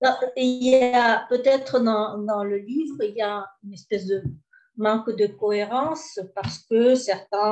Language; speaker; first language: French; early bilingual, heritage; French